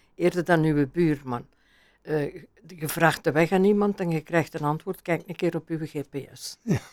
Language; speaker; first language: Dutch; native; Dutch